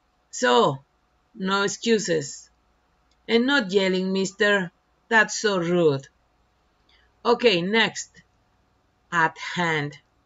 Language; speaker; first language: English; non-native, fluent; Spanish